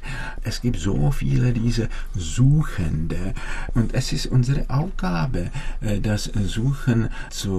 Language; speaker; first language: German; non-native, fluent; Czech